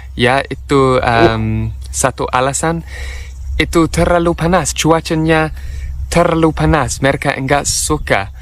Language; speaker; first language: Malay; non-native, fluent; English